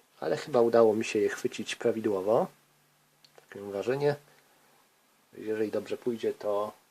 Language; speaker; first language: Polish; native; Polish